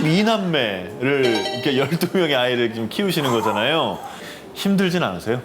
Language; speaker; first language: Korean; native; Korean